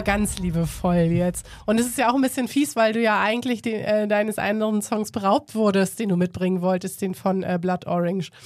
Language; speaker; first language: German; native; German